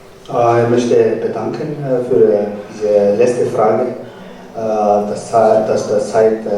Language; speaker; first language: German; non-native, fluent; Tibetan